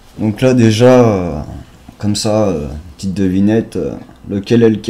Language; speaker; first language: French; native; French